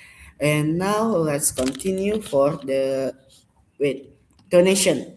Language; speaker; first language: English; non-native, learner; Indonesian